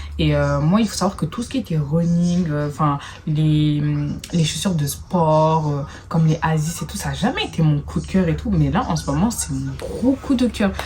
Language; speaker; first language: French; native; French